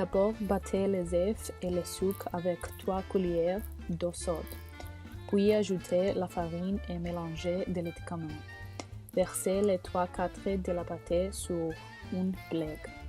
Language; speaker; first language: French; non-native, learner; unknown